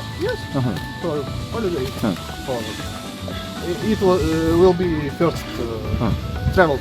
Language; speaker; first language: English; non-native, learner; Russian